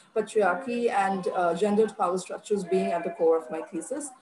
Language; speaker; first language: English; non-native, local second language; Bangla